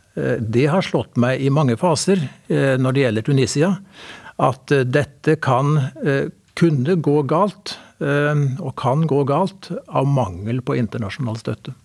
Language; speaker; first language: Norwegian; native; Norwegian